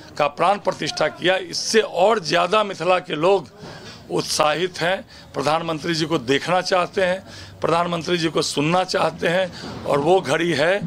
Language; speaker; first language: Hindi; native; Hindi